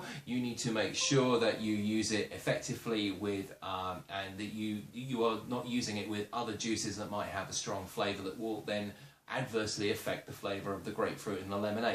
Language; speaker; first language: English; native; English